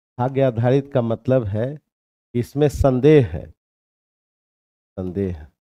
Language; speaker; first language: Hindi; native; Hindi